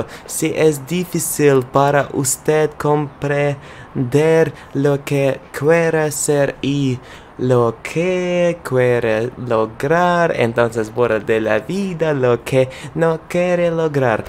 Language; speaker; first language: Spanish; non-native, learner; Russian